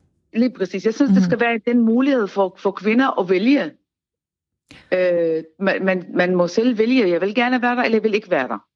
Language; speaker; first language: Danish; non-native, learner; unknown